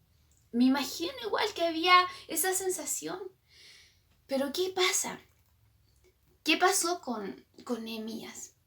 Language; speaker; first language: Spanish; native; Spanish